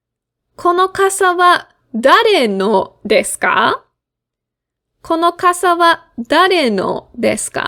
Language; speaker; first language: Japanese; non-native, fluent; English